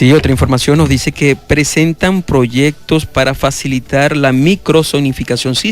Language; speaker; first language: Spanish; native; Spanish